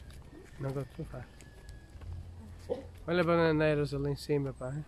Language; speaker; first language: Portuguese; native; Portuguese